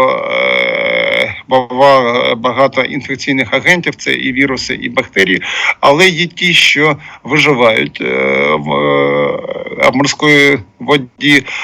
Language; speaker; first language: Ukrainian; non-native, local second language; Russian